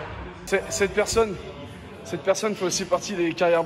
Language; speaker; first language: French; native; French